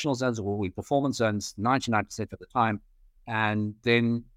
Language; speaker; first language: English; native; English